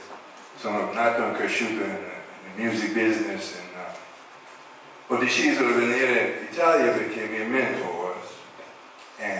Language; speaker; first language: Italian; non-native, learner; English